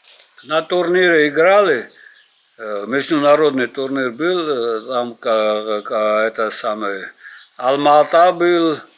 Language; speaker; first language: Russian; non-native, learner; Georgian